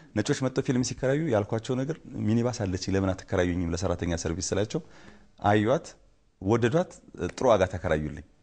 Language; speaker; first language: Amharic; native; Amharic